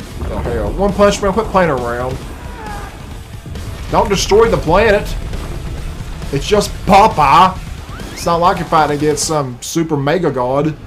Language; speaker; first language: English; native; English